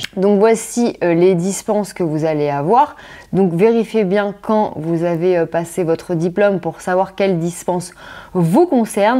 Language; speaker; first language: French; native; French